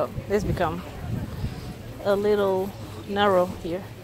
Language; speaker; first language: English; non-native, fluent; Italian